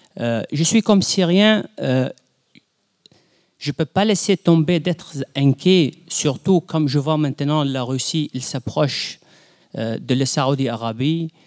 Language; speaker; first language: French; non-native, fluent; Arabic